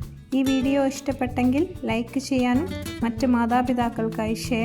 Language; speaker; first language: Malayalam; native; Malayalam